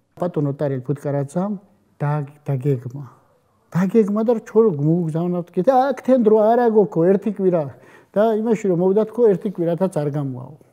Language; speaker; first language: Georgian; early bilingual, heritage; Georgian